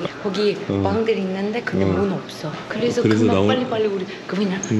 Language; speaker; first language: Korean; non-native, learner; Turkish